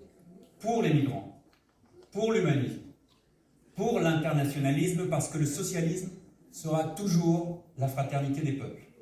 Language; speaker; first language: French; native; French